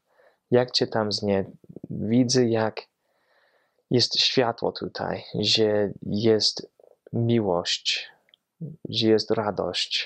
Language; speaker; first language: Polish; non-native, fluent; English